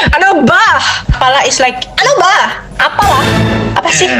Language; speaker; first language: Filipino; non-native, learner; Indonesian